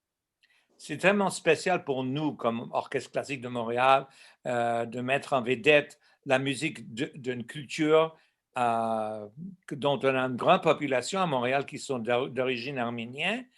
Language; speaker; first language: French; non-native, local second language; English